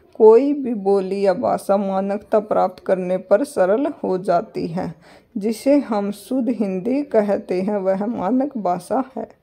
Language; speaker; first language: Hindi; native; Hindi